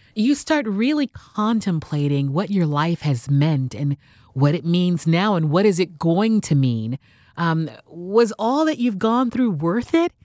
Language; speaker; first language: English; native; English